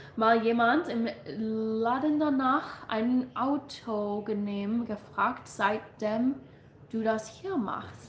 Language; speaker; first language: German; non-native, learner; English